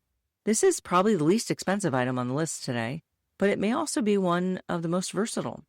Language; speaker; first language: English; native; English